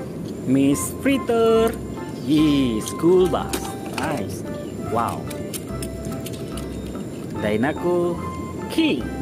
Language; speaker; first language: English; non-native, learner; Indonesian